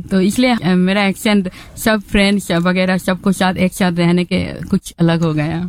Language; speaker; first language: Hindi; non-native, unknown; Bangla